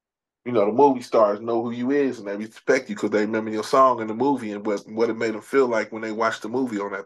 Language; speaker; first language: English; native; English